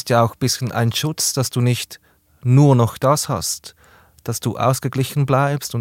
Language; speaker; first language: German; native; German